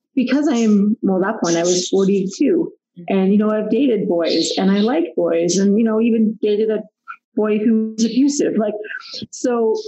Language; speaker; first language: English; native; English